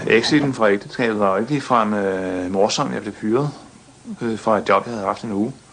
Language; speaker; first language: Danish; native; Danish